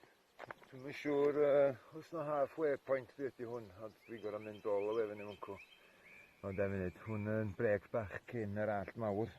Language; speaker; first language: Welsh; native; Welsh